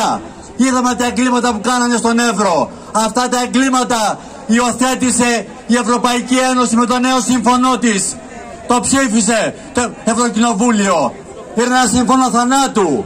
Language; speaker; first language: Greek; native; Greek